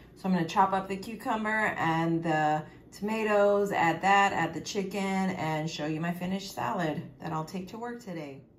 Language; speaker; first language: English; native; English